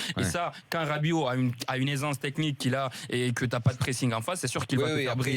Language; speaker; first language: French; native; French